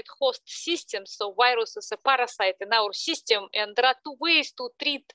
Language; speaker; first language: English; non-native, fluent; Russian